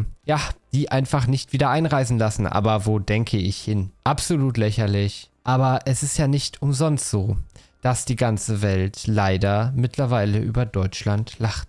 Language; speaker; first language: German; native; German